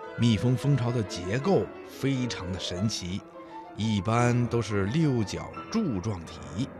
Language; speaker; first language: Chinese; native; Chinese